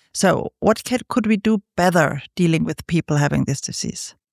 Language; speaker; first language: English; non-native, fluent; German